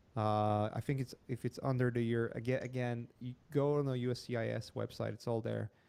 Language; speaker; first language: English; non-native, fluent; Polish